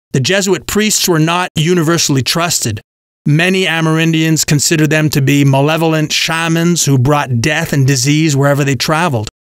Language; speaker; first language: English; native; English